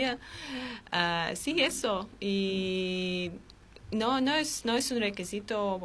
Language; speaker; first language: Spanish; non-native, learner; Armenian